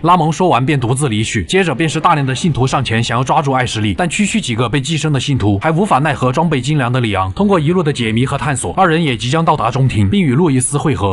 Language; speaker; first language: Chinese; native; Chinese